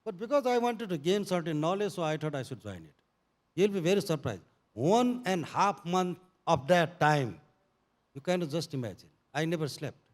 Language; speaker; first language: English; non-native, local second language; Nepali